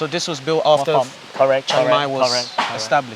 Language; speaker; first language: English; native; English